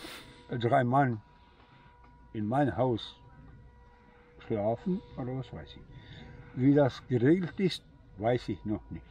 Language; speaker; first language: German; non-native, fluent; Bosnian